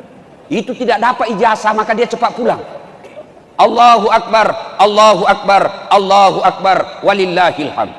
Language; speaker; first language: Indonesian; non-native, local second language; Buginese